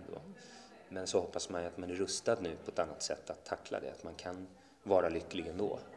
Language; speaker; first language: Swedish; early bilingual, other home language; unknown